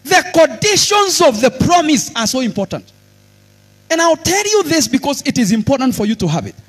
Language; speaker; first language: English; non-native, local second language; Swahili